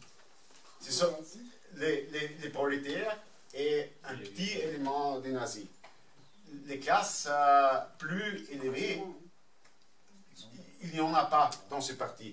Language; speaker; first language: French; non-native, fluent; German